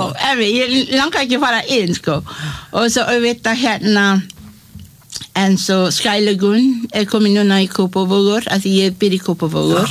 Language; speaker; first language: Icelandic; non-native, learner; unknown